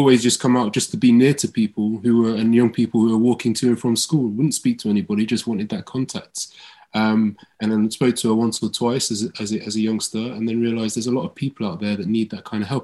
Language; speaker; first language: English; native; English